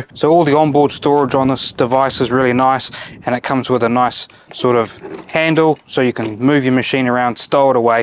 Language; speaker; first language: English; native; English